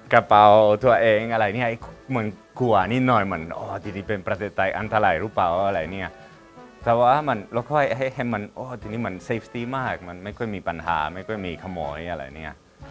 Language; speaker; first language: Thai; non-native, learner; Spanish